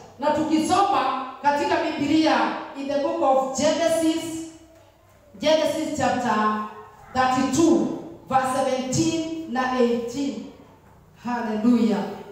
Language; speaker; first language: Swahili; non-native, local second language; Kikuyu